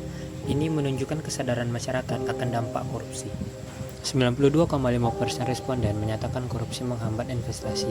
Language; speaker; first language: Indonesian; native; Indonesian